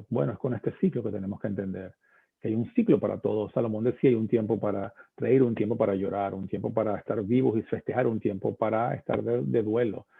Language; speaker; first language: Spanish; native; Spanish